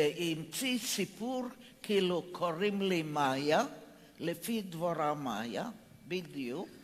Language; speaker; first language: Hebrew; non-native, fluent; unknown